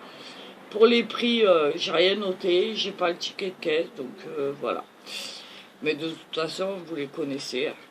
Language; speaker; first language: French; native; French